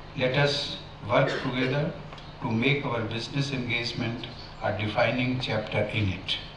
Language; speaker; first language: English; non-native, local second language; Hindi